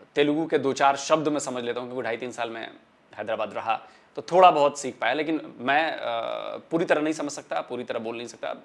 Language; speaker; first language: Hindi; non-native, local second language; Bhojpuri